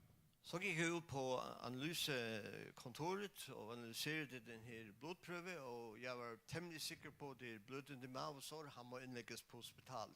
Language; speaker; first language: Danish; non-native, local second language; Faroese